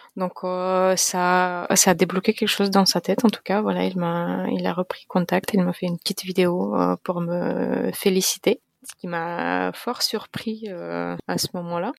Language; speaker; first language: French; non-native, fluent; Russian